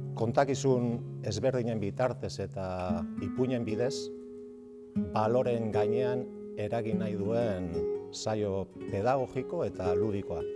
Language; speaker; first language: Basque; native; Basque